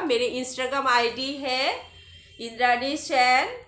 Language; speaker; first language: Hindi; non-native, local second language; Bangla